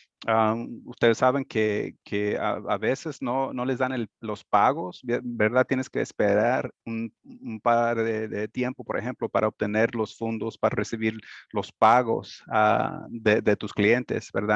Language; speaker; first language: Spanish; early bilingual, heritage; Spanish